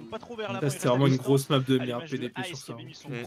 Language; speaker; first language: French; native; French